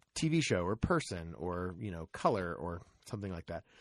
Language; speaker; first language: English; native; English